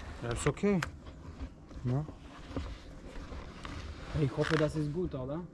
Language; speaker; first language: German; non-native, learner; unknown